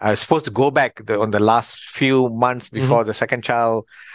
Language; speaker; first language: English; non-native, local second language; Tamil